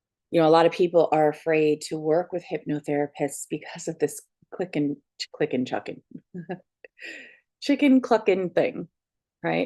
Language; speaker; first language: English; native; English